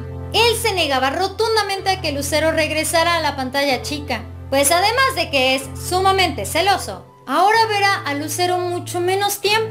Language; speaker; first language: Spanish; native; Spanish